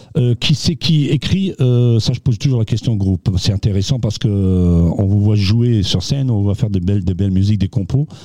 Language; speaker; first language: French; non-native, local second language; Swiss German